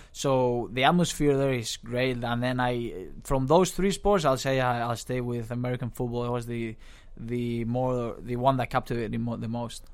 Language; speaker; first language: English; non-native, fluent; Spanish